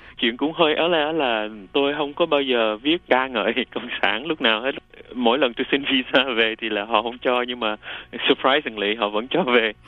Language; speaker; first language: Vietnamese; native; Vietnamese